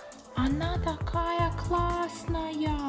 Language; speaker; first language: Russian; native; Russian